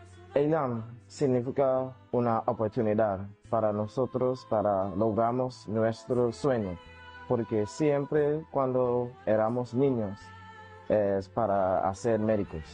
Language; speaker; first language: Spanish; non-native, learner; English